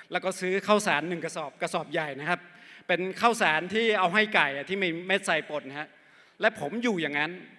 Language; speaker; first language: Thai; non-native, local second language; Akha